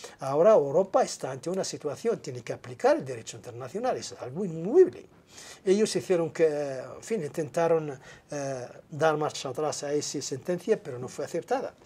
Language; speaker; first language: Spanish; non-native, local second language; Arabic